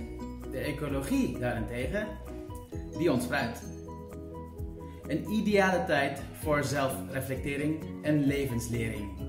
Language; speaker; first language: Dutch; non-native, learner; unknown